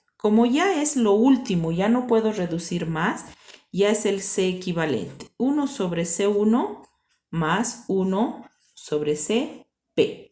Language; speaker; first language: Spanish; native; Spanish